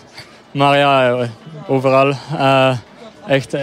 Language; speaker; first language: Dutch; non-native, local second language; French